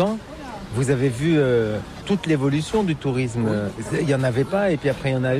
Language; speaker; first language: French; native; French